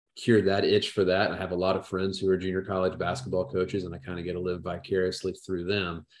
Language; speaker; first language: English; native; English